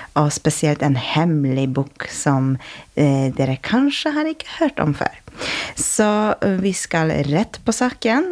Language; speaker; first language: Norwegian; non-native, fluent; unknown